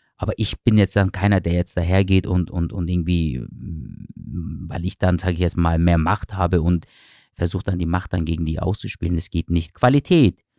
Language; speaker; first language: German; early bilingual, other home language; Turkish